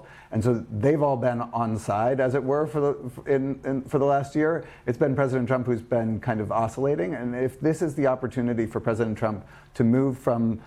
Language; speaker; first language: English; native; English